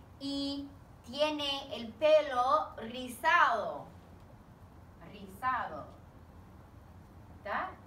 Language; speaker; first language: Spanish; non-native, fluent; English